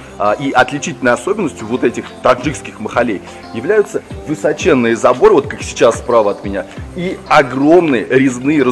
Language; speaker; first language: Russian; native; Russian